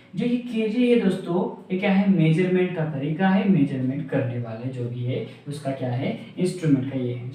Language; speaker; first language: Hindi; non-native, local second language; Marathi